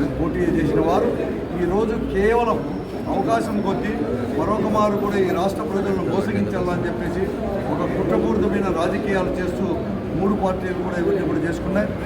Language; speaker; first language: Telugu; native; Telugu